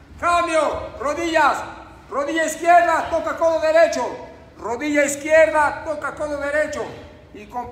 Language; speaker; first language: Spanish; native; Spanish